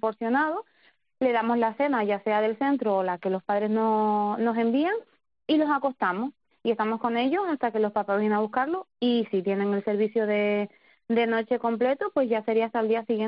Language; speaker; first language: Spanish; native; Spanish